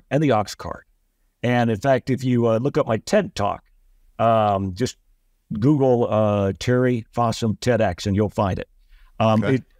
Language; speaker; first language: English; native; English